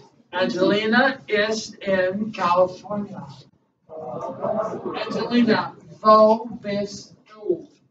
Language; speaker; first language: German; non-native, learner; English